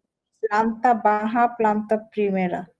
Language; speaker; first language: Spanish; non-native, learner; Bangla